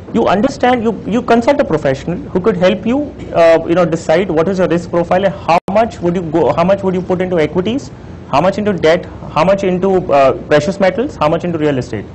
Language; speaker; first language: English; non-native, local second language; Hindi